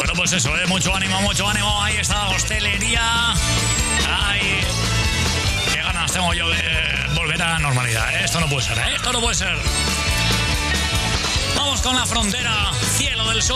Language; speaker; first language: Spanish; native; Spanish